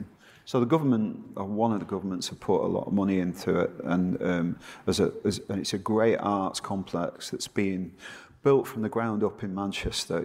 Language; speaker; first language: English; native; English